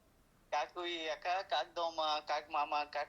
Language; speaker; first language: Russian; non-native, learner; Hindi